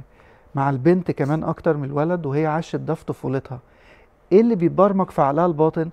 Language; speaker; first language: Arabic; native; Arabic